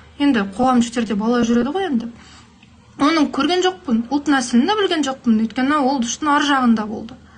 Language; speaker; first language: Kazakh; native; Kazakh